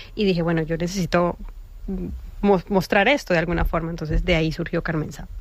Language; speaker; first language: Spanish; native; Spanish